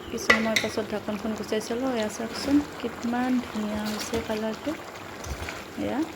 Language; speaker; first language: Assamese; native; Assamese